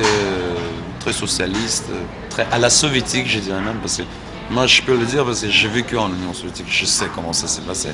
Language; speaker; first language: French; non-native, fluent; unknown